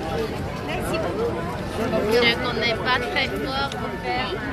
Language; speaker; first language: French; non-native, learner; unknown